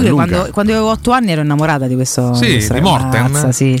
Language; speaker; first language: Italian; native; Italian